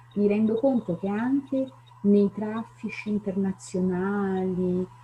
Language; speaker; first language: Italian; native; Italian